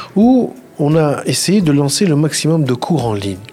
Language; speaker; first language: French; non-native, local second language; Arabic